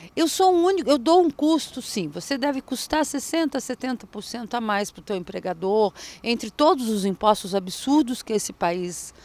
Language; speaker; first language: Portuguese; native; Portuguese